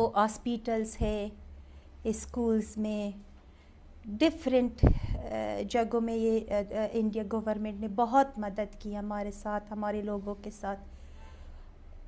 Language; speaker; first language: Hindi; non-native, fluent; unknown